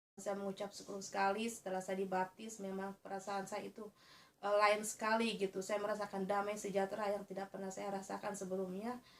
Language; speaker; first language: Indonesian; native; Indonesian